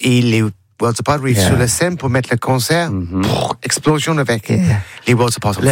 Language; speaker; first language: French; non-native, learner; English